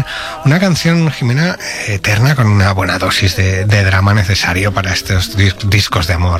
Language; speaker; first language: Spanish; native; Spanish